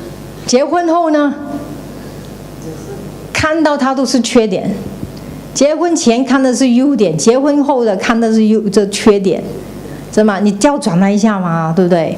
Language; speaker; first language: Chinese; native; Chinese